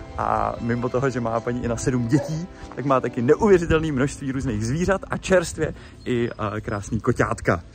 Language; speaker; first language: Czech; native; Czech